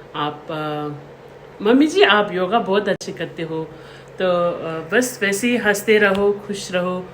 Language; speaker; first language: Hindi; non-native, local second language; Tibetan